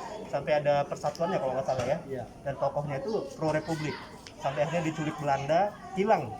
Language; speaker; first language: Indonesian; native; Indonesian